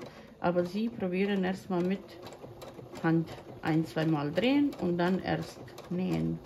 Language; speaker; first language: German; non-native, fluent; Croatian